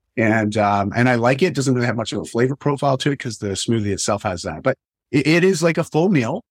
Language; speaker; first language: English; native; English